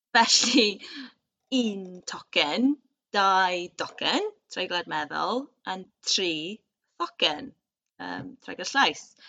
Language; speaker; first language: Welsh; non-native, local second language; English